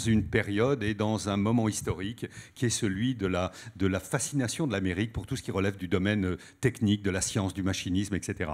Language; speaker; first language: French; native; French